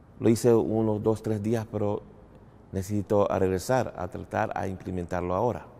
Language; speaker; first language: Spanish; early bilingual, heritage; English